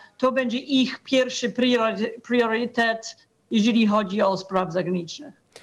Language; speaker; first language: Polish; non-native, fluent; English